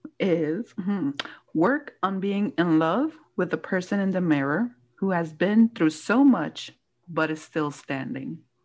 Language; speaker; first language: English; early bilingual, other home language; Spanish